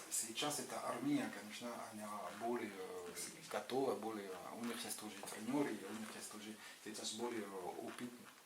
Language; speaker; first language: Russian; non-native, fluent; French